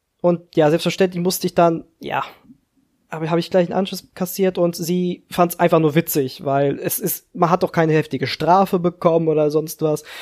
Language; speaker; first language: German; early bilingual, other home language; Czech